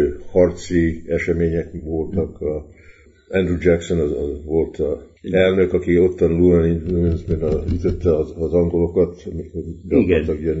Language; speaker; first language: Hungarian; early bilingual, heritage; Hungarian